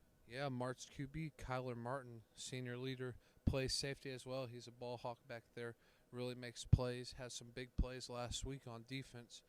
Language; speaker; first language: English; native; English